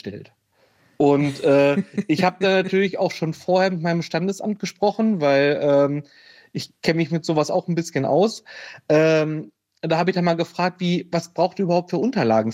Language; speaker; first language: German; native; German